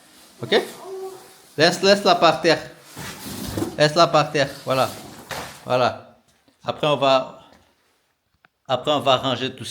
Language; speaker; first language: French; non-native, fluent; Portuguese